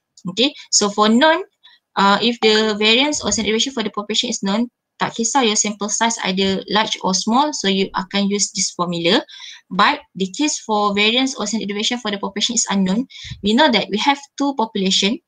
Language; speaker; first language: English; non-native, local second language; Malay